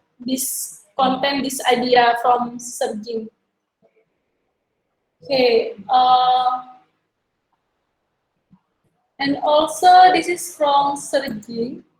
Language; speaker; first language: English; non-native, learner; Indonesian